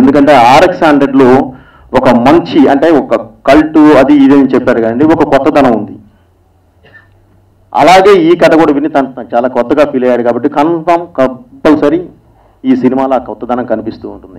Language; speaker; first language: Telugu; native; Telugu